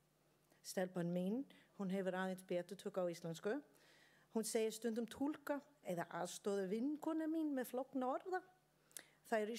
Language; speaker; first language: Icelandic; non-native, learner; English